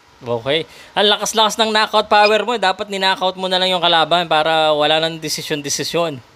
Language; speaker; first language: Filipino; native; Filipino